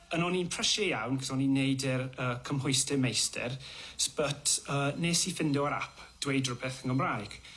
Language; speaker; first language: Welsh; non-native, local second language; English